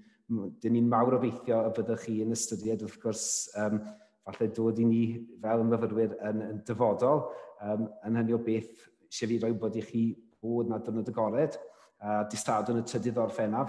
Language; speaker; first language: Welsh; native; Welsh